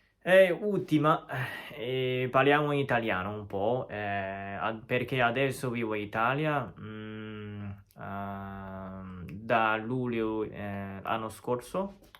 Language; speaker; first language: Italian; non-native, learner; Chinese